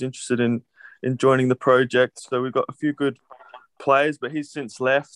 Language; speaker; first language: English; native; English